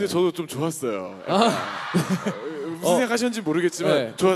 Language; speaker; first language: Korean; native; Korean